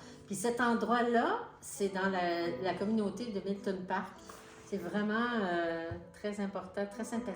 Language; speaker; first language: French; native; French